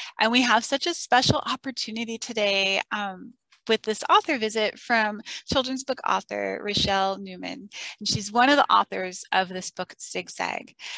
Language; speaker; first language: English; native; English